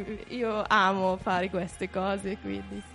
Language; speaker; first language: Italian; non-native, fluent; German